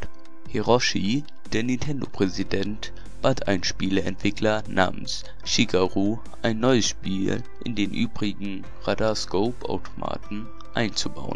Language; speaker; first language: German; native; German